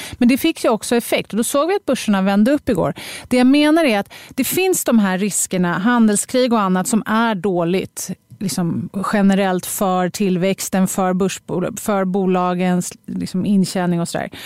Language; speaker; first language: Swedish; native; Swedish